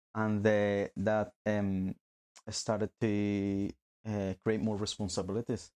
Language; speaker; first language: English; non-native, fluent; Spanish